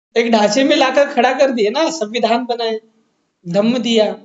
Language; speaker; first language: Hindi; non-native, local second language; Marathi